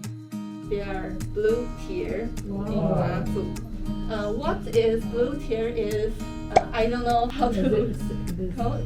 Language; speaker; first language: English; non-native, learner; Chinese